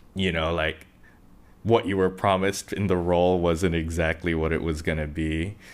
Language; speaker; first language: English; non-native, local second language; Japanese